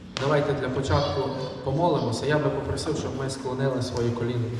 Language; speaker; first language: Ukrainian; native; Ukrainian